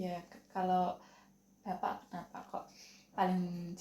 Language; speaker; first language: Indonesian; native; Indonesian